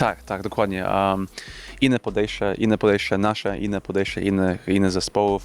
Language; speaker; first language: Polish; early bilingual, heritage; English